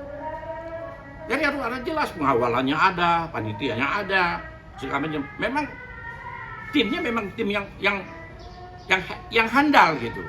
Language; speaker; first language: Indonesian; native; Indonesian